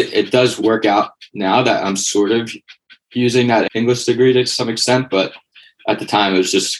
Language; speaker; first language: English; native; English